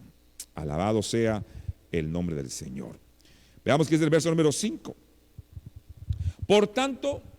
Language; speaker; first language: Spanish; native; Spanish